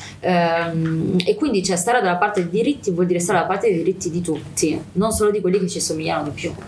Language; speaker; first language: Italian; native; Italian